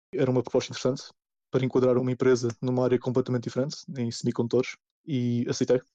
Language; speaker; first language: Portuguese; native; Portuguese